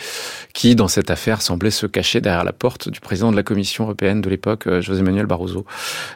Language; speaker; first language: French; native; French